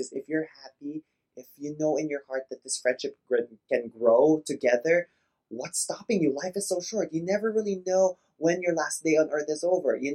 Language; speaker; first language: English; non-native, local second language; Filipino